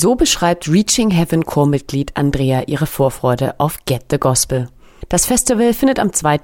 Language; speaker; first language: German; native; German